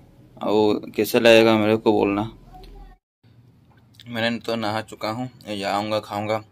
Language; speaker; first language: Hindi; non-native, local second language; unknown